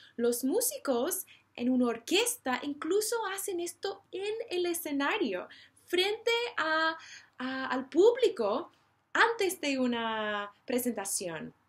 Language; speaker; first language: Spanish; non-native, fluent; English